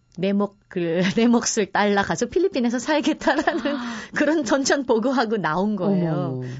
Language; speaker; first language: Korean; non-native, fluent; Filipino